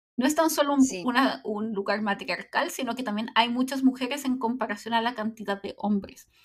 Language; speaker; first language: Spanish; native; Spanish